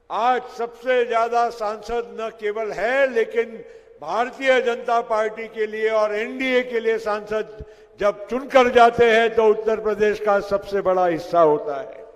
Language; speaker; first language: Hindi; non-native, local second language; Gujarati